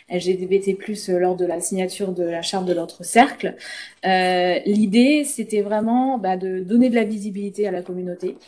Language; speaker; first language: French; native; French